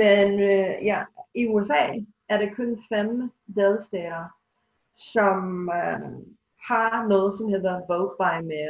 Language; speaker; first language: Danish; non-native, fluent; English